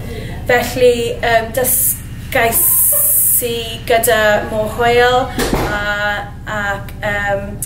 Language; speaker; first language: Welsh; non-native, learner; English